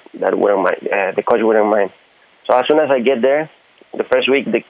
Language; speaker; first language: English; non-native, fluent; Spanish